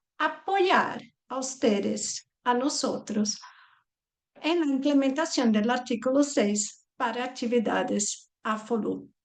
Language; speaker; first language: Spanish; non-native, fluent; Portuguese